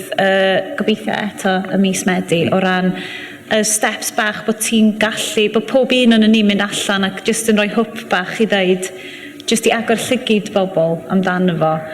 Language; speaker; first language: Welsh; native; Welsh